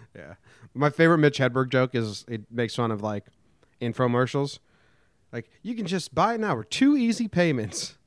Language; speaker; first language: English; native; English